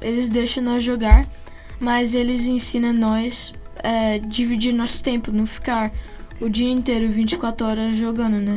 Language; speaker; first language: Portuguese; early bilingual, heritage; Portuguese